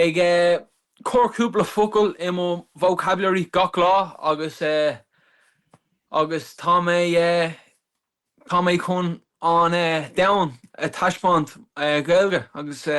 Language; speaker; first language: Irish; non-native, local second language; English